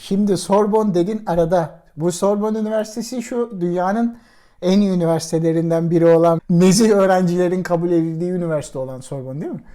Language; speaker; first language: Turkish; native; Turkish